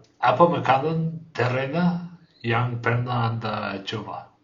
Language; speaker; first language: Indonesian; non-native, learner; English